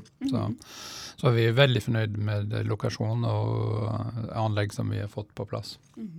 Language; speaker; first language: Norwegian; non-native, fluent; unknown